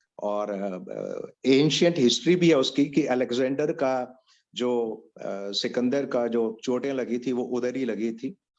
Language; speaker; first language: Hindi; non-native, local second language; Punjabi